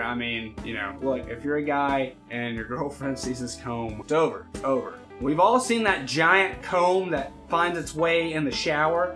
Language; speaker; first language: English; native; English